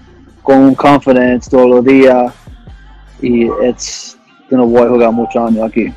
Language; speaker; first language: Spanish; early bilingual, heritage; English